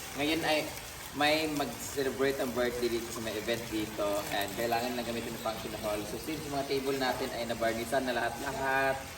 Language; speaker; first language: Filipino; native; Filipino